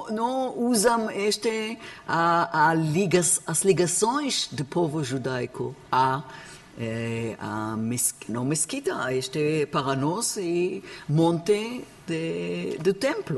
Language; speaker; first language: Portuguese; non-native, learner; Hebrew